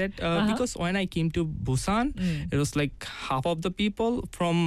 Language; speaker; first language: English; non-native, local second language; Bangla